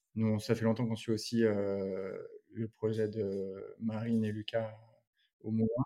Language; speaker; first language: French; native; French